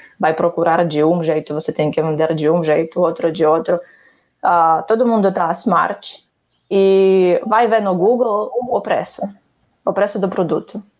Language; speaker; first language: Portuguese; non-native, fluent; Ukrainian